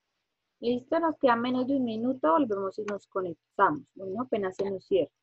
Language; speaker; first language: Spanish; native; Spanish